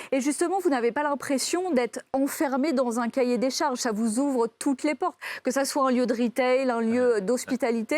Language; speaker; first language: French; native; French